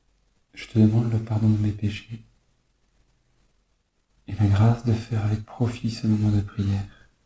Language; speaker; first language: French; native; French